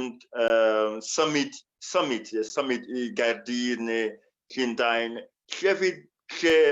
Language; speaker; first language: Welsh; non-native, fluent; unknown